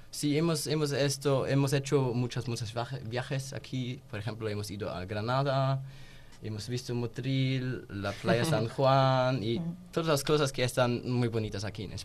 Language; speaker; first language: Spanish; non-native, learner; German